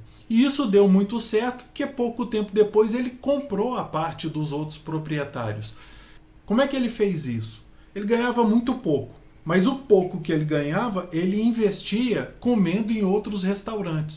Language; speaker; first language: Portuguese; native; Portuguese